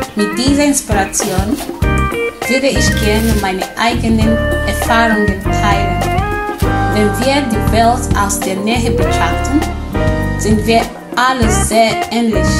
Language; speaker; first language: German; non-native, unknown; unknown